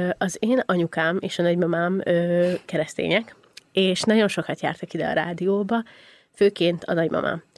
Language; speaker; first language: Hungarian; native; Hungarian